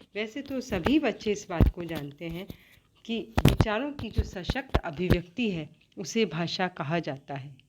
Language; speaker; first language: Hindi; native; Hindi